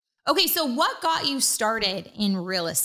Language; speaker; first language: English; native; English